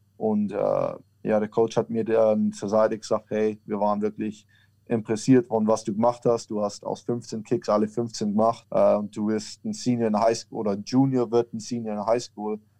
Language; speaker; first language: German; native; German